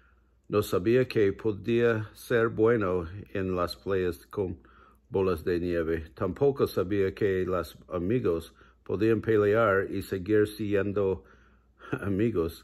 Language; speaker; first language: Spanish; non-native, learner; English